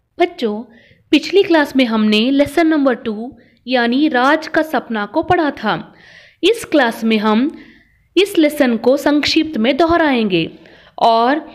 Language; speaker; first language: Hindi; non-native, local second language; Kannada